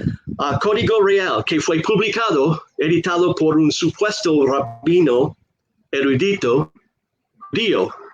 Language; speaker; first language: Spanish; non-native, fluent; English